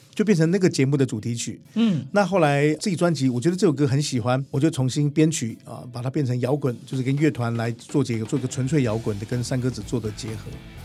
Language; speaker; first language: Chinese; native; Chinese